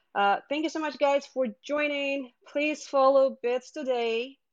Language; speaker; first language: English; non-native, fluent; Russian